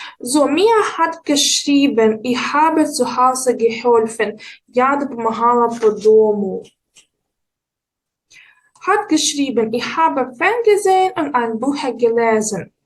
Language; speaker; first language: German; non-native, learner; Ukrainian